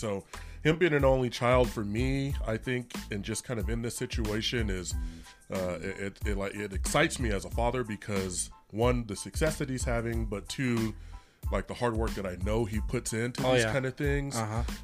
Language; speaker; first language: English; native; English